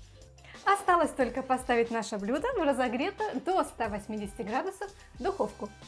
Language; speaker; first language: Russian; native; Russian